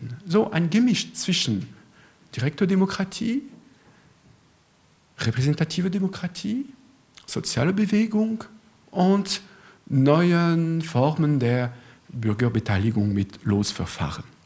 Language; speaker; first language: German; non-native, fluent; French